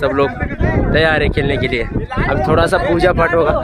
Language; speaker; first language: Hindi; native; Hindi